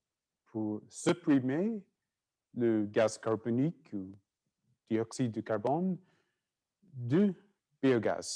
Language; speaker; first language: French; non-native, fluent; English